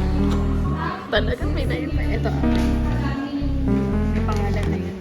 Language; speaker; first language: Filipino; native; Filipino